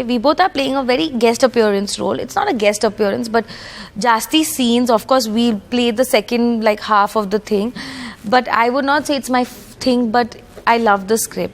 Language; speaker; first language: Kannada; non-native, learner; Punjabi